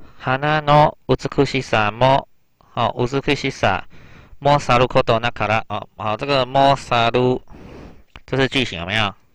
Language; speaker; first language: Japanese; non-native, fluent; Chinese